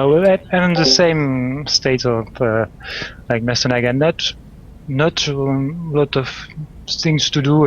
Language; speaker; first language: English; non-native, learner; French